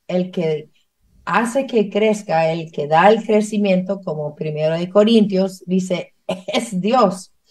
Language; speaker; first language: Spanish; non-native, fluent; English